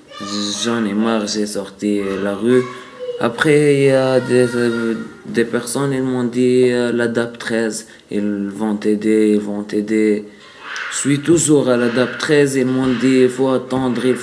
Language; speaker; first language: French; non-native, learner; Arabic